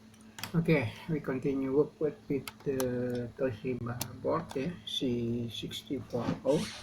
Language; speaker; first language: English; non-native, learner; Indonesian